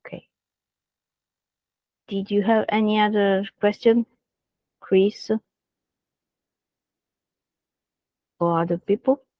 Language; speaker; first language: English; non-native, learner; Italian